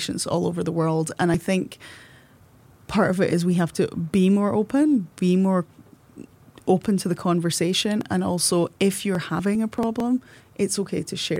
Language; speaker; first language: English; native; English